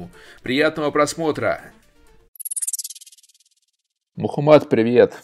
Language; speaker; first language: Russian; native; Russian